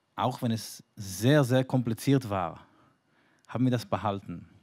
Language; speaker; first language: German; non-native, fluent; Hebrew